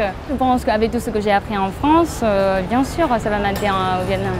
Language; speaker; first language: French; non-native, fluent; Vietnamese